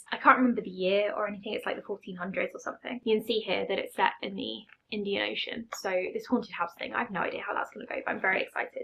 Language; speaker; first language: English; native; English